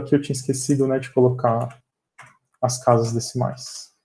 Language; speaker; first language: Portuguese; native; Portuguese